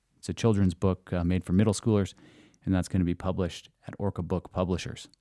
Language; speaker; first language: English; native; English